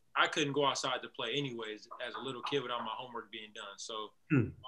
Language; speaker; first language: English; native; English